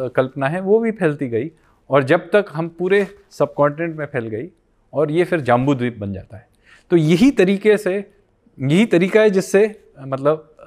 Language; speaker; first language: Hindi; non-native, local second language; Bangla